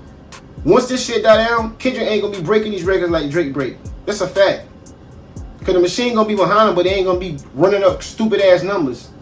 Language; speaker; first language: English; native; English